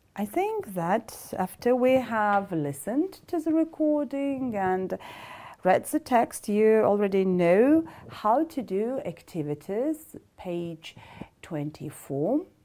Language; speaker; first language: English; non-native, fluent; Georgian